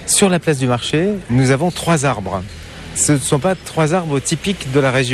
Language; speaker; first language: French; native; French